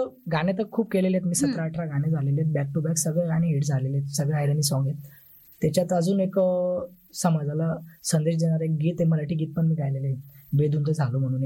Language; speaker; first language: Marathi; non-native, local second language; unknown